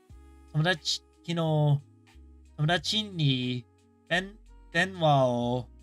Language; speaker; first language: Japanese; non-native, learner; English